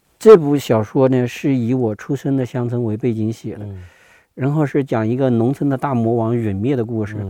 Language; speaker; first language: Chinese; native; Chinese